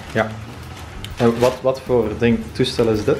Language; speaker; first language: Dutch; native; Dutch